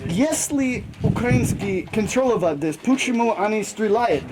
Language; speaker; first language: Russian; non-native, learner; English